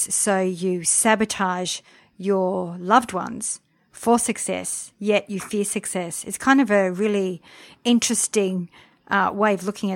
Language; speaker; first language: English; native; English